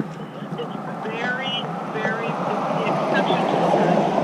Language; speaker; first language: English; native; English